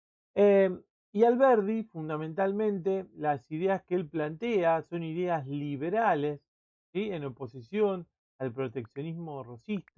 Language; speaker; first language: Spanish; native; Spanish